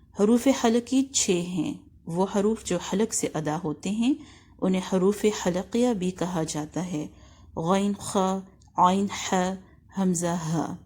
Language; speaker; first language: Urdu; native; Urdu